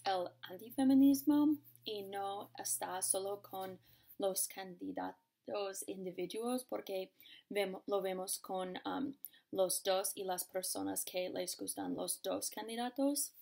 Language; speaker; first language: Spanish; non-native, learner; English